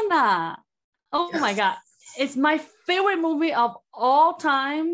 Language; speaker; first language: English; non-native, fluent; Chinese